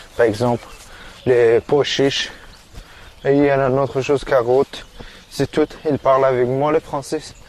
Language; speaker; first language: French; non-native, learner; Persian